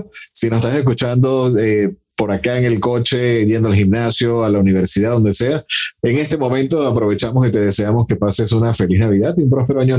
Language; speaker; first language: Spanish; native; Spanish